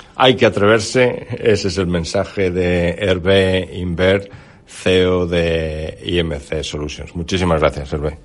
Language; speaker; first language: Spanish; native; Spanish